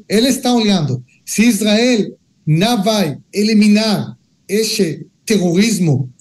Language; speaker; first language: Portuguese; non-native, learner; Hebrew